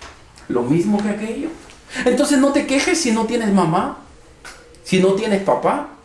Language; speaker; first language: Spanish; native; Spanish